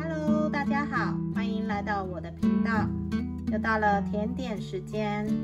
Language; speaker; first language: Chinese; native; Chinese